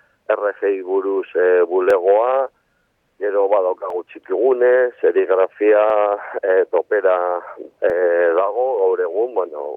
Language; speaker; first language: Basque; non-native, local second language; Spanish